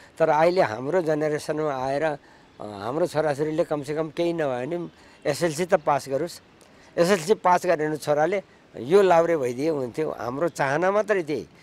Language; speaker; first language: Nepali; non-native, local second language; Gurung